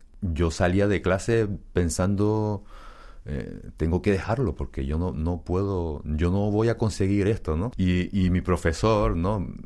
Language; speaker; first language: Spanish; early bilingual, other home language; Korean